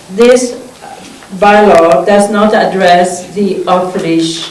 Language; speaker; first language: English; non-native, fluent; French